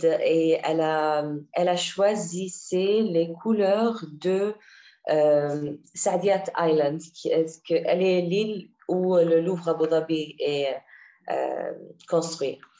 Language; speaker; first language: French; non-native, learner; Arabic